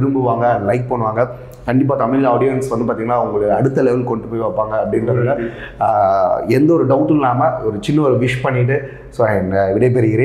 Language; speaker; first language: Tamil; native; Tamil